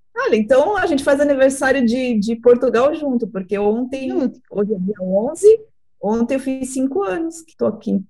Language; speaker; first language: Portuguese; native; Portuguese